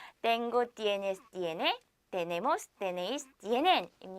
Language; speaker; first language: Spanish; non-native, fluent; Korean